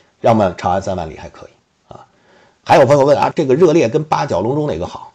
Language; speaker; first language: Chinese; native; Chinese